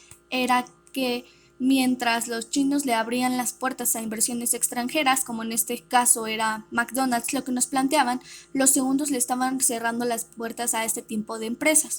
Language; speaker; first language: Spanish; native; Spanish